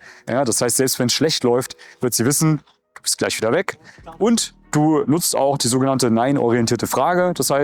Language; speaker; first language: German; native; German